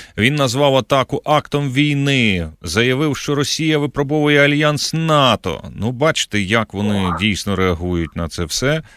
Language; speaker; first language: Ukrainian; native; Ukrainian